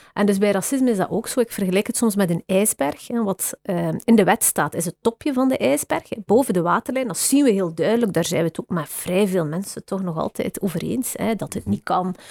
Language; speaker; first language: Dutch; native; Dutch